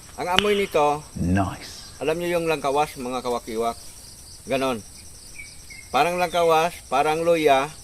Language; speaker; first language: Filipino; non-native, local second language; Hiligaynon